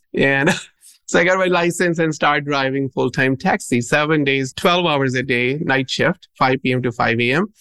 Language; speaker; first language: English; non-native, local second language; Punjabi